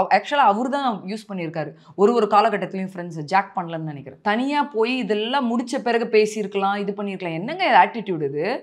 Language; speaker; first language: Tamil; native; Tamil